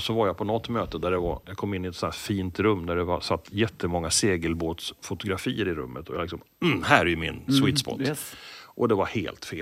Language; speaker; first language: Swedish; native; Swedish